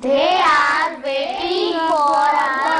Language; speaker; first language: English; non-native, learner; Gujarati